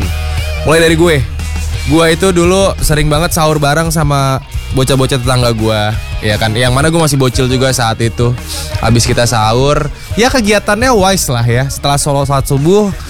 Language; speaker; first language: Indonesian; native; Indonesian